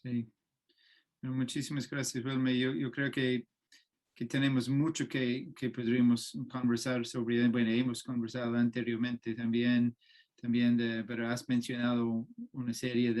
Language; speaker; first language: Spanish; non-native, fluent; English